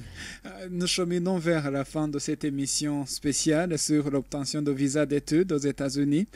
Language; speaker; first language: French; non-native, local second language; Rundi